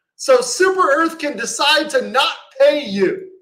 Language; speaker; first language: English; native; English